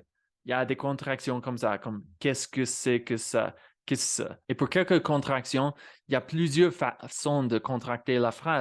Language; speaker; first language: French; non-native, fluent; English